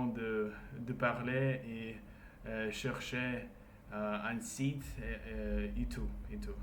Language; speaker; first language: French; non-native, learner; Russian